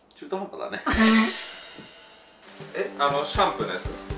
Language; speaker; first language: Japanese; native; Japanese